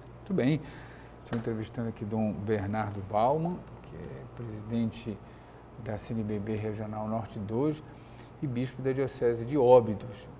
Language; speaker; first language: Portuguese; native; Portuguese